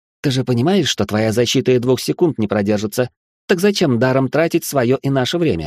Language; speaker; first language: Russian; native; Russian